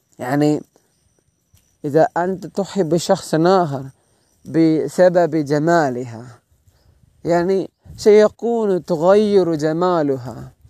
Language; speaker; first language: Arabic; non-native, learner; Malayalam